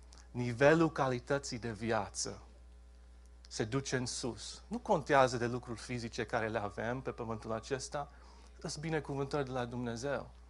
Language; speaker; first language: Romanian; native; Romanian